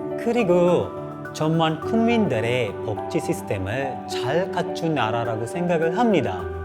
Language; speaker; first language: Korean; non-native, fluent; Sinhala